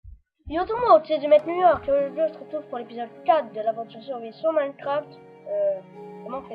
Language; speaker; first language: French; native; French